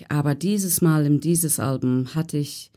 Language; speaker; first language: German; non-native, learner; English